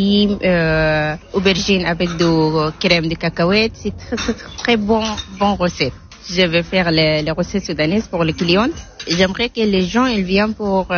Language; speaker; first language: French; non-native, learner; Arabic